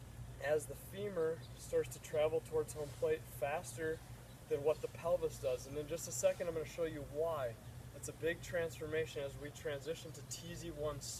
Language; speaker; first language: English; native; English